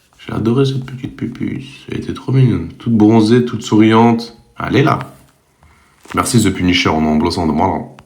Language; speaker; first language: French; native; French